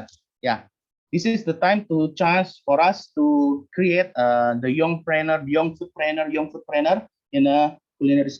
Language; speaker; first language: English; non-native, learner; Indonesian